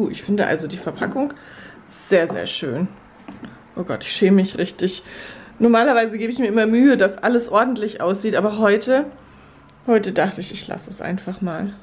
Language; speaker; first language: German; native; German